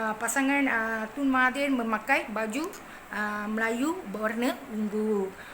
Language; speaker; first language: Malay; non-native, local second language; Tamil